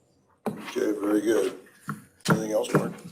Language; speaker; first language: English; native; English